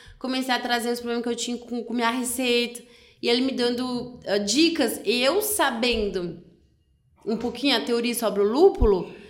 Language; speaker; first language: Portuguese; non-native, fluent; French